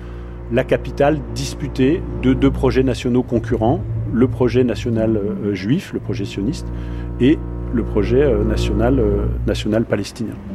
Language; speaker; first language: French; native; French